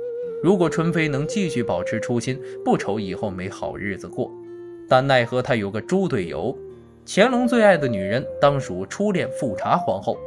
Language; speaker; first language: Chinese; native; Chinese